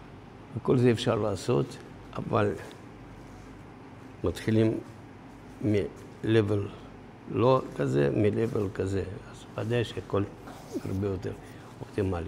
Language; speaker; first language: Hebrew; non-native, fluent; Russian